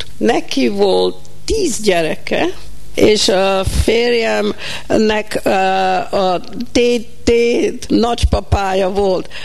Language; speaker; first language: Hungarian; early bilingual, heritage; Hungarian